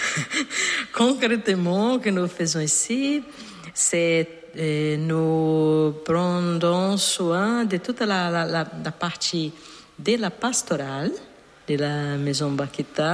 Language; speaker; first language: French; non-native, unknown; Portuguese